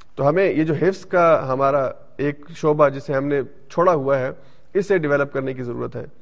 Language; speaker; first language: Urdu; early bilingual, heritage; Urdu